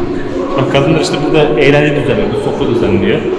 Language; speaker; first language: Turkish; native; Turkish